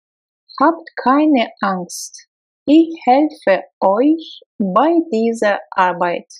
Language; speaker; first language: German; non-native, fluent; Russian